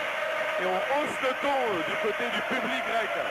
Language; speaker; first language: French; native; French